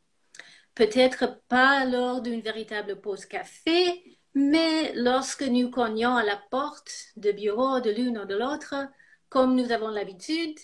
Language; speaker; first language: French; non-native, fluent; English